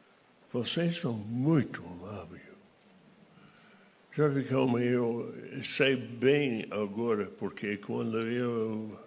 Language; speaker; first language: Portuguese; non-native, fluent; English